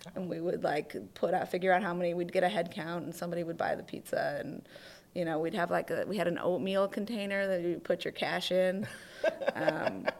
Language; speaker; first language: English; native; English